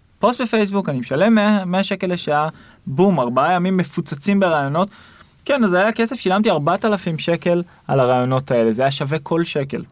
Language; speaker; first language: Hebrew; native; Hebrew